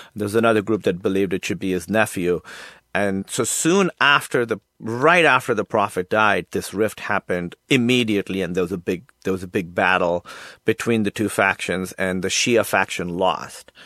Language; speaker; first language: English; non-native, local second language; Urdu